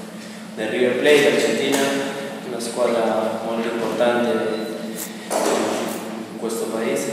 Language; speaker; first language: Italian; non-native, learner; Spanish